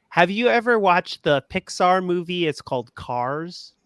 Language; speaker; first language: English; native; English